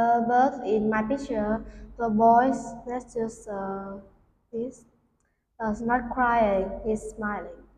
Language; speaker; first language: English; non-native, learner; Vietnamese